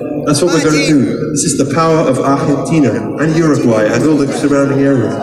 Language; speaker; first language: English; native; English